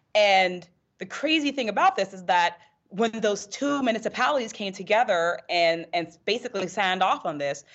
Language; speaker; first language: English; native; English